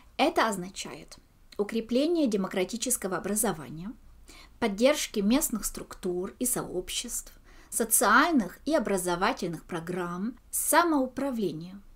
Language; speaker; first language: Russian; early bilingual, heritage; Russian